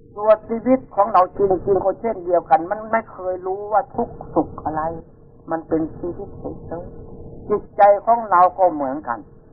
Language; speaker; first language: Thai; non-native, local second language; Northeastern Thai